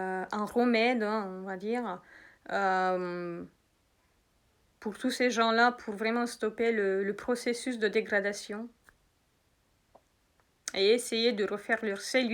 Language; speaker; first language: French; native; French